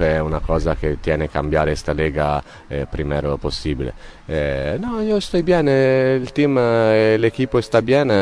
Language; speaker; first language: Spanish; non-native, learner; Italian